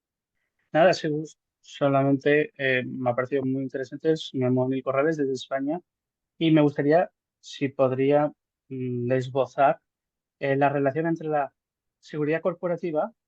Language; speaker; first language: Spanish; native; Spanish